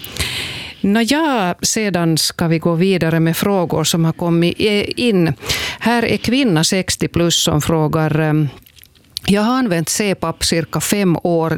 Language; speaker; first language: Swedish; native; Swedish